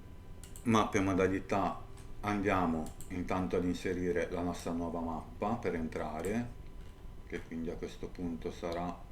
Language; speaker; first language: Italian; native; Italian